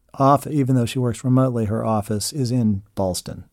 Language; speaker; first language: English; native; English